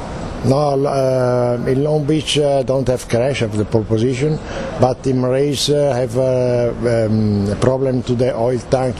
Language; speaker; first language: English; non-native, learner; Italian